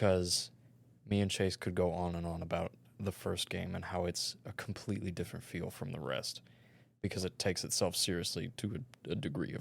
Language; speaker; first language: English; native; English